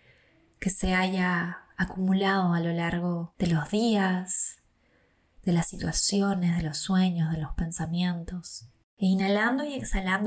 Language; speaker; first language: Spanish; native; Spanish